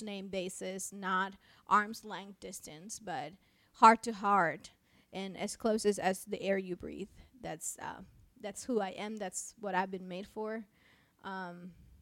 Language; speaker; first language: English; non-native, fluent; Spanish